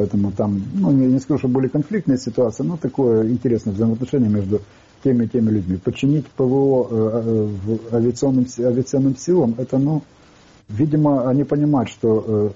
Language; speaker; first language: Russian; non-native, local second language; Ukrainian